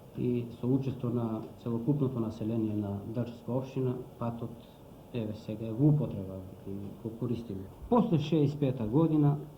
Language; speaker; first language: Macedonian; native; Macedonian